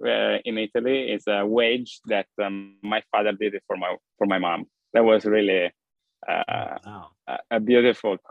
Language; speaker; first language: English; non-native, fluent; Italian